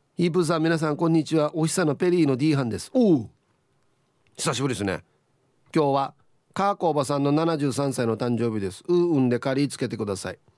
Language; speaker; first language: Japanese; native; Japanese